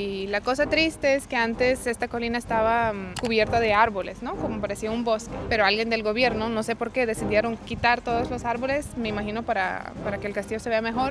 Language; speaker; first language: Spanish; non-native, fluent; Lithuanian